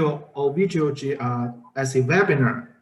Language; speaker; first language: Portuguese; non-native, learner; Chinese